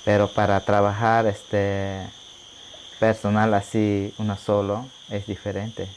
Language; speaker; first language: Spanish; non-native, local second language; Shipibo-Conibo